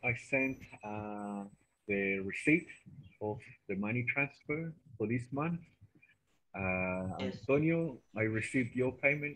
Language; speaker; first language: English; non-native, fluent; Spanish